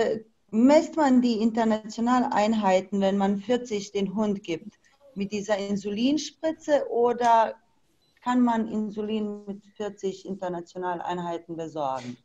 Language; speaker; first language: German; non-native, fluent; Bosnian